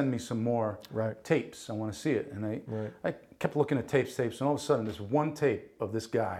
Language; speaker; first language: English; early bilingual, other home language; Italian